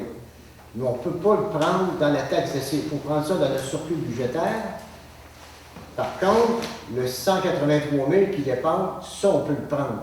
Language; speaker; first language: French; native; French